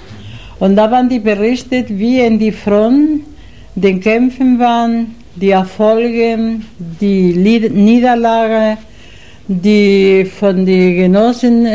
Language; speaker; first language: German; non-native, learner; Spanish